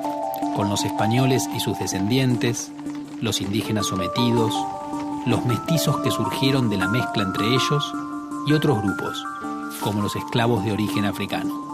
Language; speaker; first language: Spanish; native; Spanish